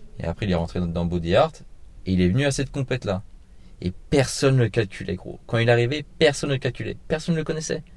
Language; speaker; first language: French; native; French